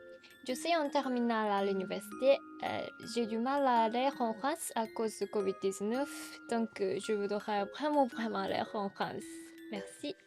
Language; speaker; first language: French; non-native, learner; Japanese